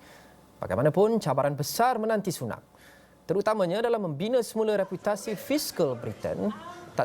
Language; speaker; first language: Malay; native; Malay